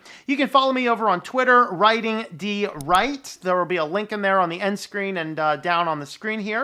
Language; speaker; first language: English; native; English